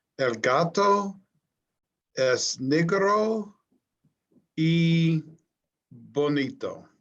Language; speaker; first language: Spanish; non-native, learner; English